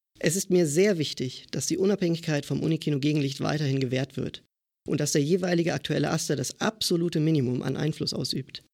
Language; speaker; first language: German; native; German